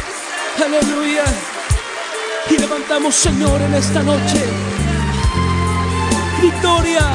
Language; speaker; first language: Spanish; native; Spanish